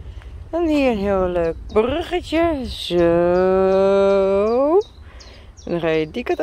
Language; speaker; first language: Dutch; native; Dutch